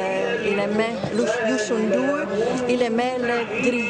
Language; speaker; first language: French; non-native, learner; Dutch